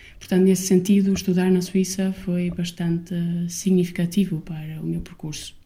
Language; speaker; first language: Portuguese; non-native, fluent; Albanian